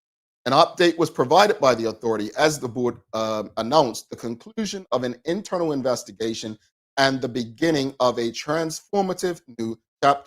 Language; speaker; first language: English; native; English